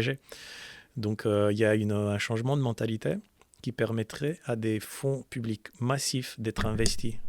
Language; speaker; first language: French; native; French